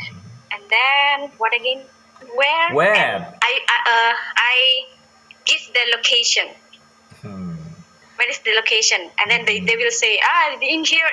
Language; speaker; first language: English; non-native, learner; Indonesian